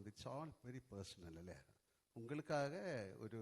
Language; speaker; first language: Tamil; non-native, learner; Malayalam